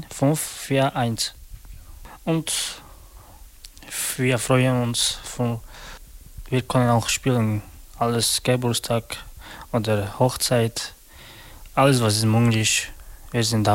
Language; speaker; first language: German; non-native, learner; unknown